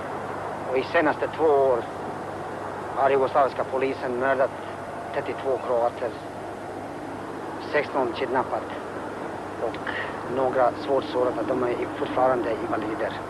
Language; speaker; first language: Swedish; non-native, learner; Croatian